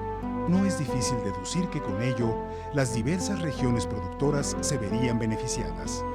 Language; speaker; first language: Spanish; native; Spanish